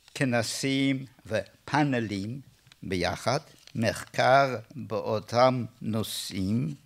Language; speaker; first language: Hebrew; non-native, learner; English